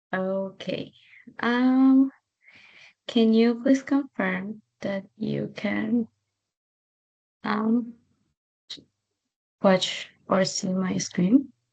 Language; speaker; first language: English; non-native, fluent; Spanish